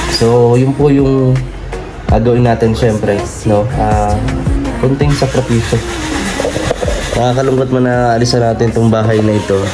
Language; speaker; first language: Filipino; native; Filipino